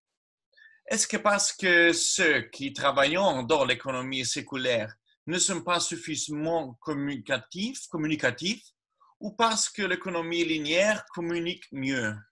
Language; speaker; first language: French; non-native, learner; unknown